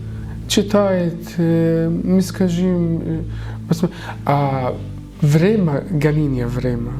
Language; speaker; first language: Russian; non-native, learner; Arabic